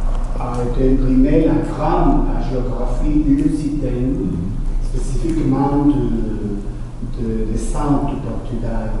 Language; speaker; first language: French; non-native, fluent; Portuguese